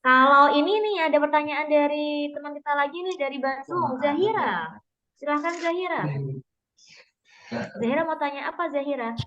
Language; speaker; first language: Indonesian; native; Indonesian